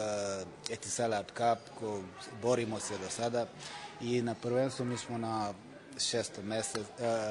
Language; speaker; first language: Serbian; non-native, fluent; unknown